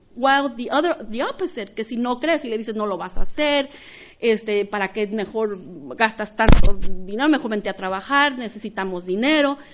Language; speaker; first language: Spanish; early bilingual, heritage; Spanish